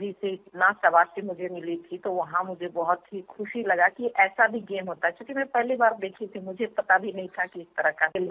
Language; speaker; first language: Hindi; native; Hindi